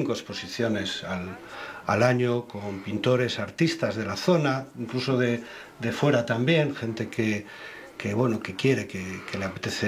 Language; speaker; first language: Spanish; native; Spanish